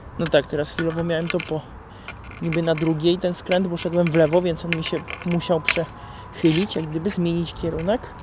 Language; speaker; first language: Polish; non-native, fluent; Italian